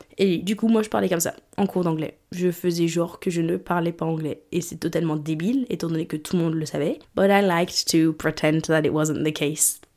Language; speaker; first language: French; early bilingual, other home language; English